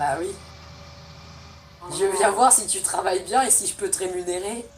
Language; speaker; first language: French; native; French